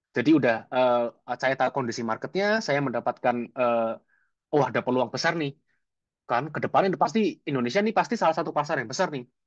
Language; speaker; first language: Indonesian; native; Indonesian